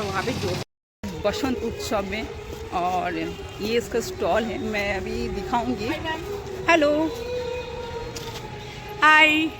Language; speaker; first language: Hindi; non-native, local second language; Bangla